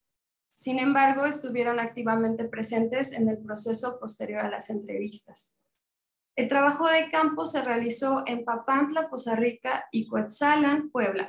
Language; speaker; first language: Spanish; native; Spanish